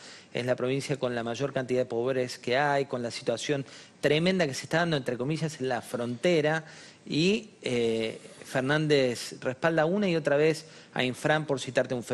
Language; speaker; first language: Spanish; native; Spanish